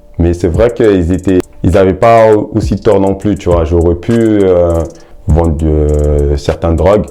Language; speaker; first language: French; early bilingual, other home language; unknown